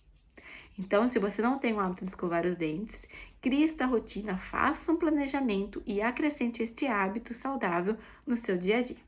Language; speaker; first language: Portuguese; native; Portuguese